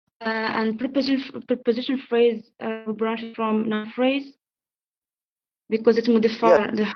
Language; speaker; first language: English; non-native, learner; Arabic